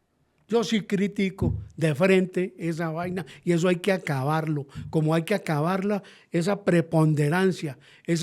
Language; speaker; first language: Spanish; native; Spanish